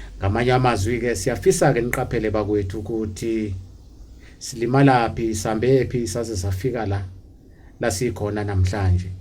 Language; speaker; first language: Zulu; native; Zulu